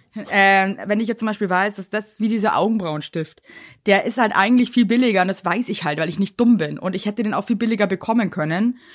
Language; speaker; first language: German; native; German